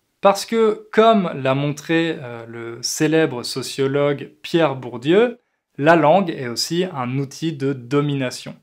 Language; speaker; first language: French; native; French